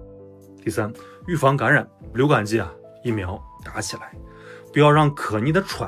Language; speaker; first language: Chinese; native; Chinese